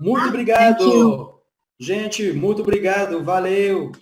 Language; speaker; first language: Portuguese; non-native, fluent; Spanish